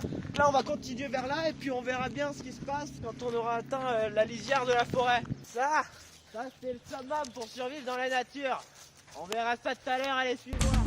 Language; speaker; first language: French; native; French